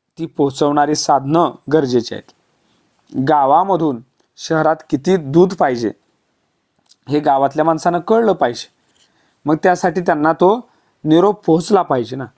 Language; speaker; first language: Marathi; native; Marathi